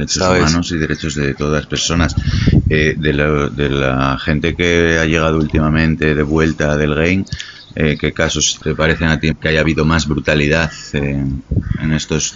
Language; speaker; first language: Spanish; native; Spanish